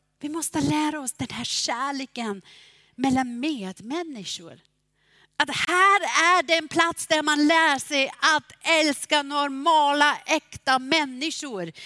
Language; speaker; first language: Swedish; non-native, fluent; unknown